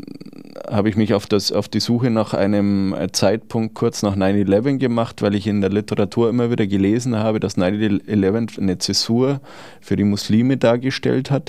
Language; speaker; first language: German; native; German